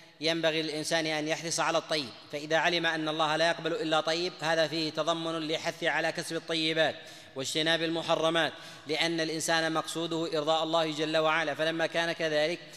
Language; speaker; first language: Arabic; native; Arabic